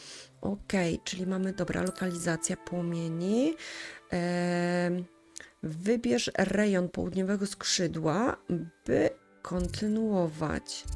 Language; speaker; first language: Polish; native; Polish